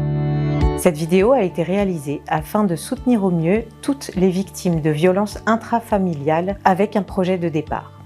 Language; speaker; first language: French; native; French